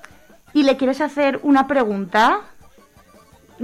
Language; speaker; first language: Spanish; native; Spanish